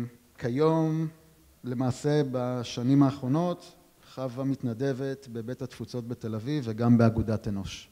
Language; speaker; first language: Hebrew; native; Hebrew